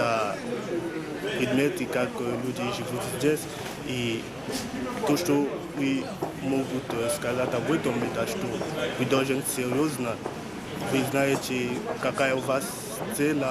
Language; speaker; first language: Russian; non-native, learner; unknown